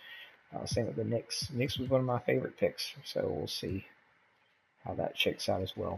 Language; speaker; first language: English; native; English